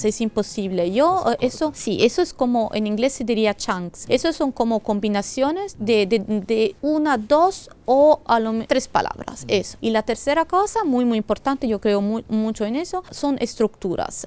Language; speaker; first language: Spanish; non-native, fluent; Italian